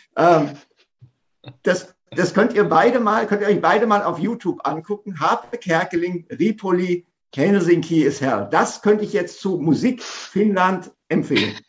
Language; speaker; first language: German; native; German